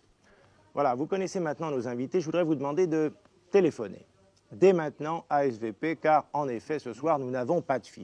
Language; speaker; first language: French; native; French